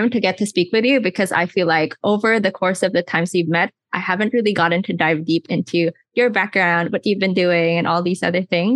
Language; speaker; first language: English; non-native, local second language; Filipino